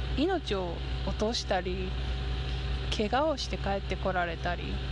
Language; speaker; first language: Japanese; native; Japanese